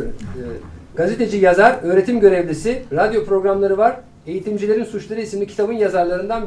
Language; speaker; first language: Turkish; native; Turkish